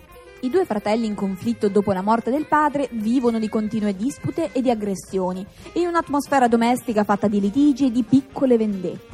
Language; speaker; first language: Italian; native; Italian